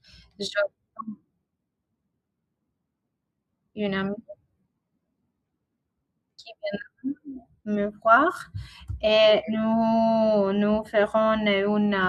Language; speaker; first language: French; non-native, learner; Italian